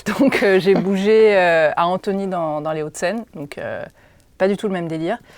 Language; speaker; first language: French; native; French